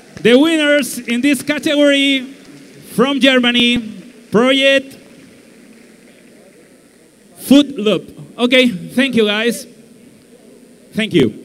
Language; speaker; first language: English; non-native, learner; Portuguese